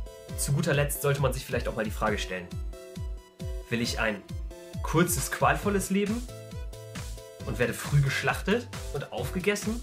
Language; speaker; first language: German; native; German